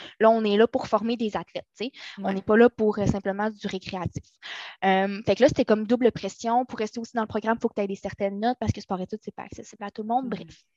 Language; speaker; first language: French; native; French